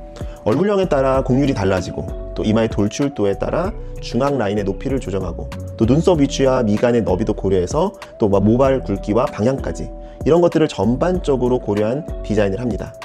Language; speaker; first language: Korean; native; Korean